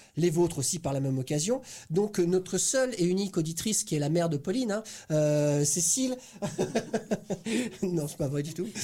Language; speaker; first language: French; native; French